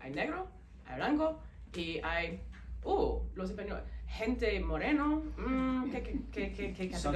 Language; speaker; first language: Spanish; non-native, fluent; English